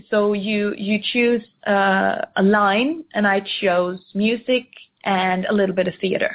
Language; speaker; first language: English; non-native, fluent; Swedish